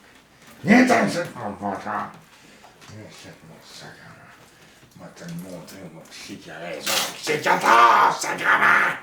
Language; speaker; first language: French; native; French